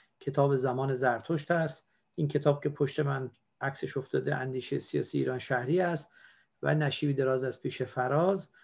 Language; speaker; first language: Persian; native; Persian